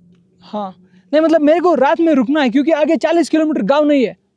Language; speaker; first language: Hindi; non-native, local second language; Kannada